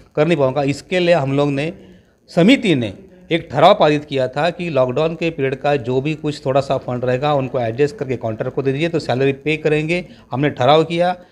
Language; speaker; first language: Hindi; non-native, local second language; Marathi